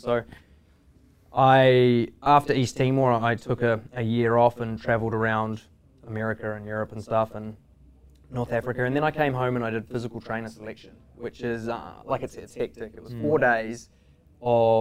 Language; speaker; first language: English; native; English